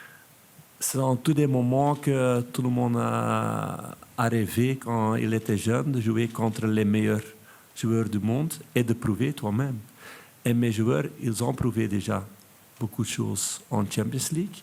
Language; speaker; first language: French; non-native, local second language; Dutch